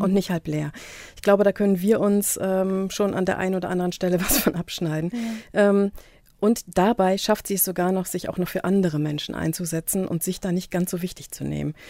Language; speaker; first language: German; native; German